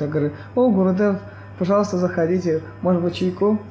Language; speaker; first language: Russian; native; Russian